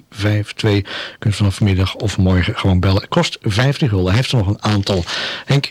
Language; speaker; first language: Dutch; native; Dutch